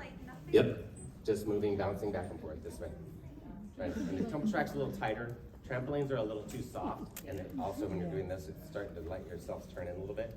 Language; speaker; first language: English; native; English